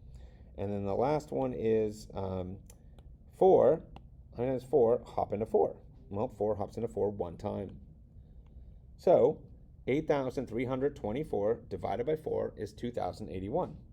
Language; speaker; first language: English; native; English